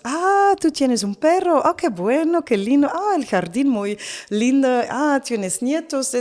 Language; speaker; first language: Spanish; non-native, learner; Dutch